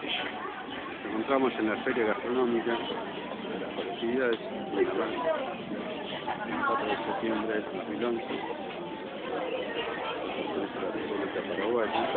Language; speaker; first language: Spanish; native; Spanish